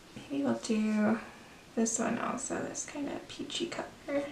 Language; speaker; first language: English; native; English